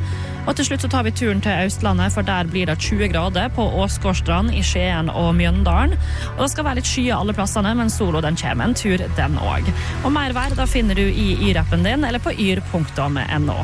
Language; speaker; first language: Norwegian; native; Norwegian